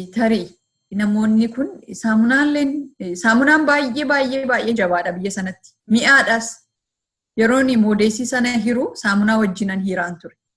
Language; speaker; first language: Oromo; early bilingual, heritage; Oromo